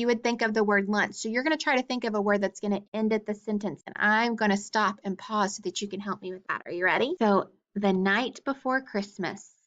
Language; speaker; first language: English; native; English